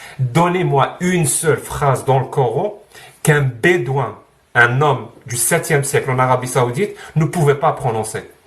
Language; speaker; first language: French; non-native, local second language; Arabic